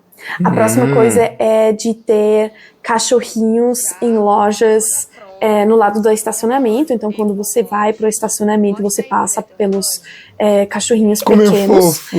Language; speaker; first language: Portuguese; non-native, fluent; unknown